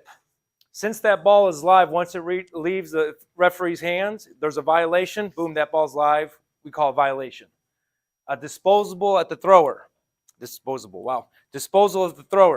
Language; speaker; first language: English; native; English